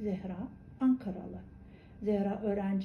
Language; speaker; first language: Turkish; non-native, fluent; Kazakh